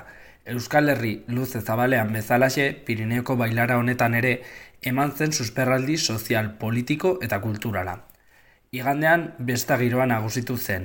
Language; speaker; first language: Basque; native; Basque